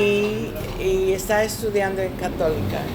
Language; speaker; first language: Spanish; non-native, learner; English